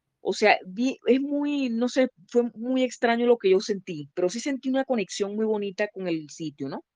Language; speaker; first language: Spanish; native; Spanish